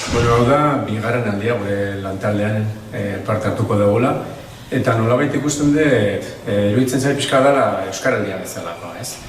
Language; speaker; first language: Basque; non-native, local second language; Spanish